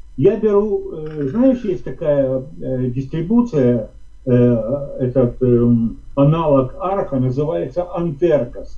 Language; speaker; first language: Russian; native; Russian